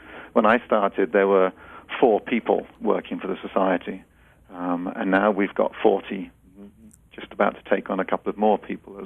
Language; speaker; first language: English; native; English